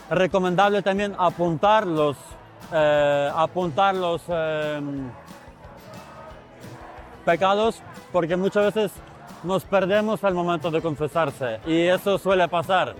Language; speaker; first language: Spanish; non-native, fluent; Ukrainian